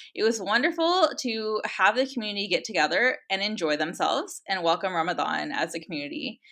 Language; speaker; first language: English; native; English